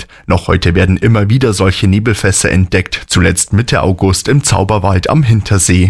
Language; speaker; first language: German; native; German